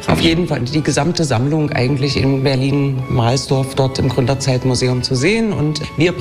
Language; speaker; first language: German; native; German